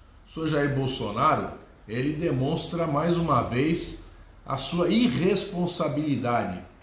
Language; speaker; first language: Portuguese; native; Portuguese